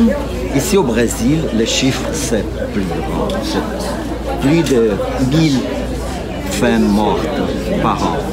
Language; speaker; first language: French; non-native, learner; Portuguese